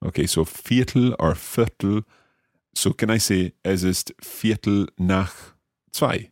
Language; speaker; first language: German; non-native, learner; English